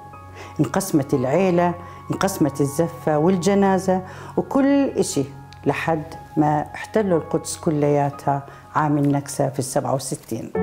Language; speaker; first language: Arabic; native; Arabic